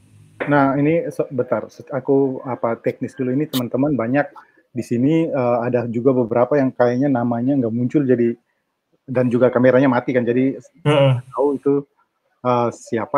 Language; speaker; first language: Indonesian; native; Indonesian